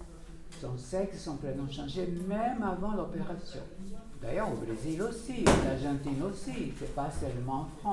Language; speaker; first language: French; non-native, fluent; Portuguese